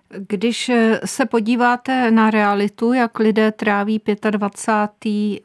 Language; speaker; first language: Czech; native; Czech